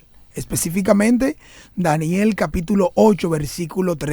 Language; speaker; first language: Spanish; native; Spanish